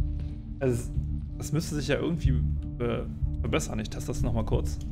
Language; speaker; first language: German; native; German